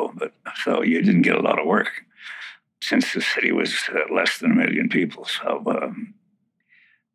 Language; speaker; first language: English; native; English